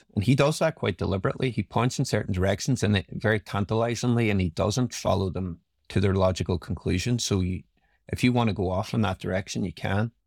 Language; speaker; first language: English; native; English